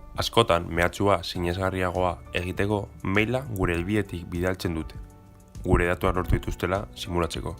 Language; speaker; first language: Basque; non-native, local second language; Spanish